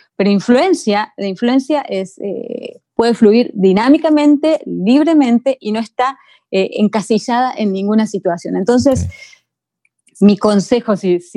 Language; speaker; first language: Spanish; native; Spanish